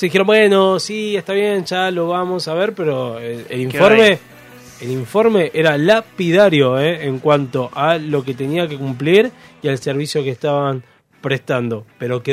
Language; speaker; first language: Spanish; native; Spanish